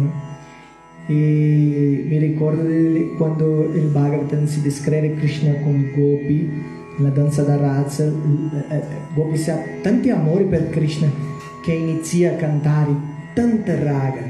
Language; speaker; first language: Italian; non-native, learner; Portuguese